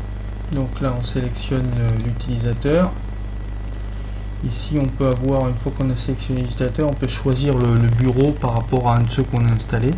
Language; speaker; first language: French; native; French